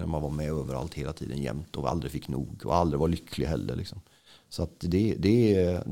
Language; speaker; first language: Swedish; native; Swedish